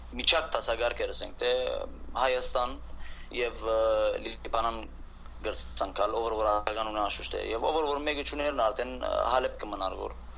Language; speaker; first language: Armenian; native; Armenian